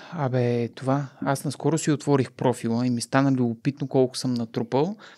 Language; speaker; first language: Bulgarian; native; Bulgarian